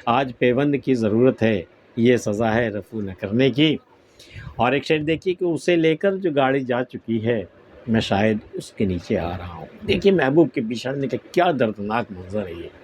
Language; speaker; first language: Urdu; native; Urdu